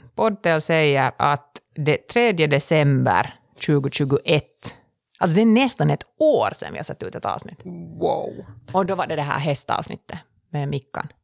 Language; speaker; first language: Swedish; native; Swedish